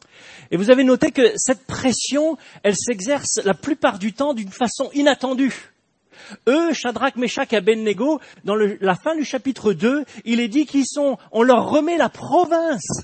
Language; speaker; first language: French; native; French